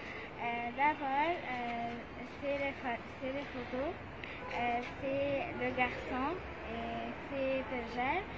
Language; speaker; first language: French; non-native, learner; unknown